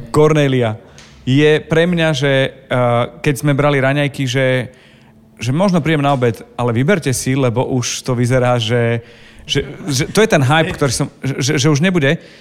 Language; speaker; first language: Slovak; native; Slovak